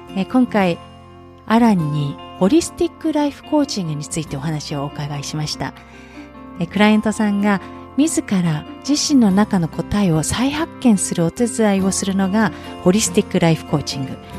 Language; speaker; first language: Japanese; native; Japanese